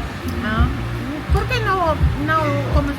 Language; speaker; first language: Portuguese; non-native, learner; Filipino